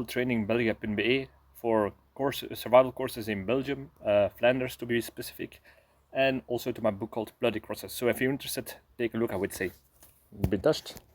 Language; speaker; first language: English; non-native, fluent; Dutch